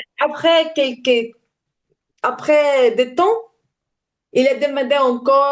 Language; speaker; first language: French; non-native, learner; Ukrainian